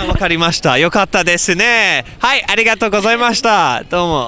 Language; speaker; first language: Japanese; non-native, learner; English